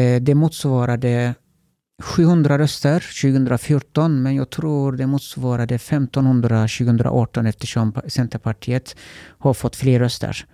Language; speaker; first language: Swedish; early bilingual, other home language; Turkish